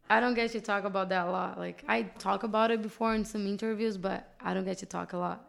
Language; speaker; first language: English; non-native, fluent; Portuguese